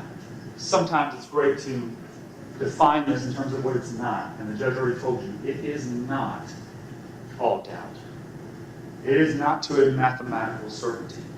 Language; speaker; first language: English; native; English